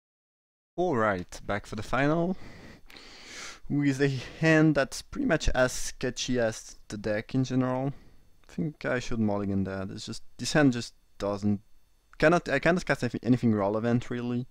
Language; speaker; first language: English; non-native, fluent; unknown